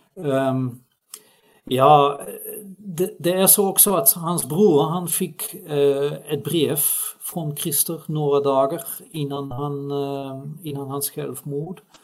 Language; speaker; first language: Swedish; non-native, fluent; Dutch